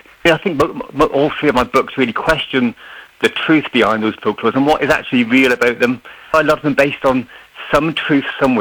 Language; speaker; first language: English; native; English